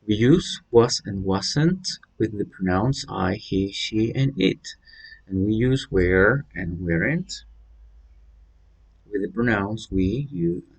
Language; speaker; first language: English; non-native, fluent; Spanish